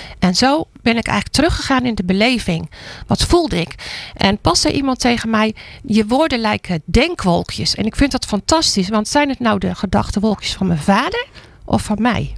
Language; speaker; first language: Dutch; native; Dutch